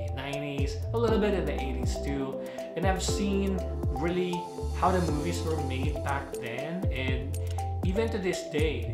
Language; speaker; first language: English; non-native, local second language; Filipino